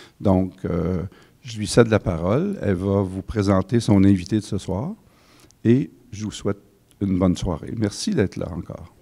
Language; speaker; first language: French; native; French